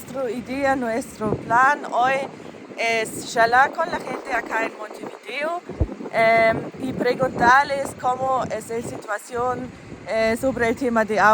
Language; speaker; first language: Spanish; non-native, fluent; German